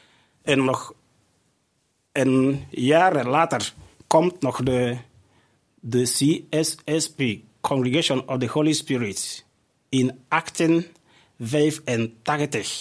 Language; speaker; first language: Dutch; non-native, fluent; Igbo